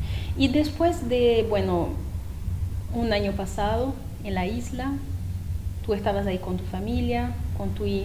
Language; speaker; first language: Spanish; non-native, fluent; French